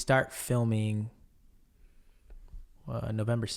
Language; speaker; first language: English; native; English